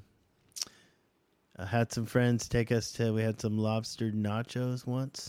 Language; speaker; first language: English; native; English